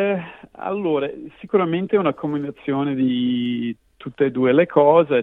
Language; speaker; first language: Italian; non-native, fluent; English